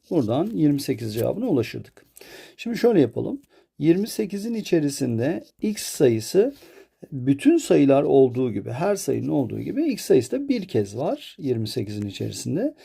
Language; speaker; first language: Turkish; native; Turkish